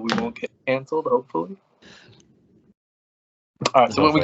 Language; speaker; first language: English; native; English